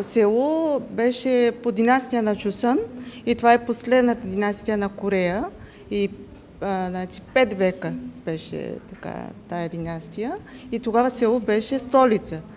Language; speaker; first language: Bulgarian; non-native, fluent; Korean